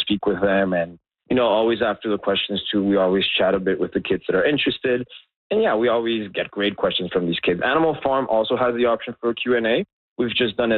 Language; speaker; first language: English; non-native, fluent; Spanish